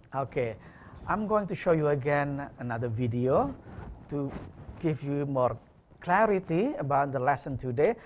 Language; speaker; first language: English; non-native, fluent; Indonesian